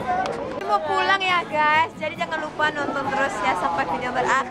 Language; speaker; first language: Indonesian; native; Indonesian